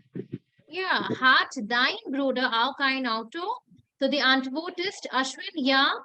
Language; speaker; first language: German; non-native, fluent; Hindi